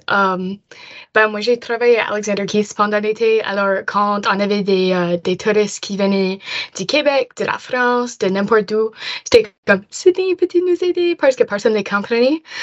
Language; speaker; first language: French; non-native, local second language; English